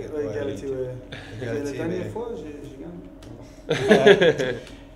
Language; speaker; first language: French; non-native, learner; English